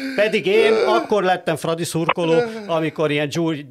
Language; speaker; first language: Hungarian; native; Hungarian